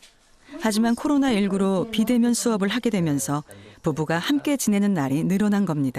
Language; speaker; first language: Korean; native; Korean